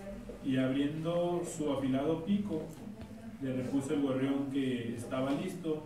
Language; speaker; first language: Spanish; native; Spanish